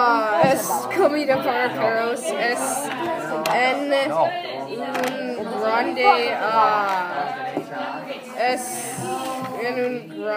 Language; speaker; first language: Spanish; non-native, learner; English